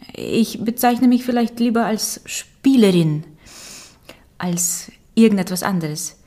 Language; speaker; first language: German; early bilingual, other home language; Romanian